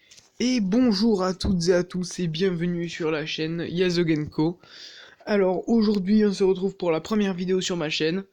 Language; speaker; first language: French; native; French